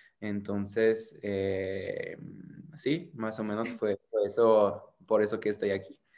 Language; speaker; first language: Spanish; non-native, fluent; French